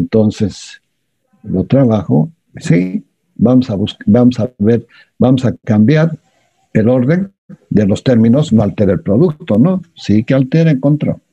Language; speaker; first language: Spanish; native; Spanish